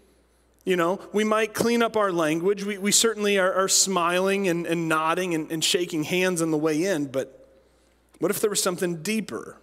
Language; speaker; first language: English; native; English